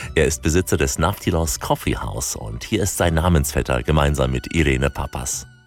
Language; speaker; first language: German; native; German